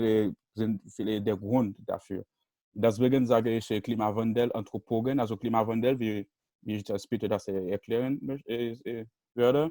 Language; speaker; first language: German; non-native, learner; Haitian Creole